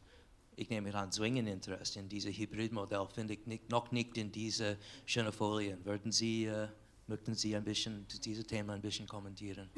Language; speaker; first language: German; non-native, fluent; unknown